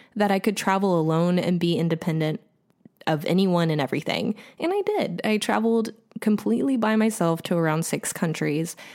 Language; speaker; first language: English; native; English